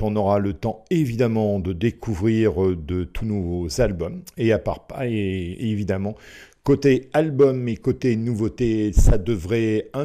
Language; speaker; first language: French; native; French